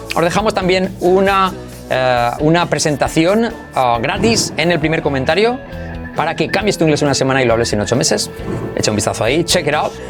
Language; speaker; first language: Spanish; native; Spanish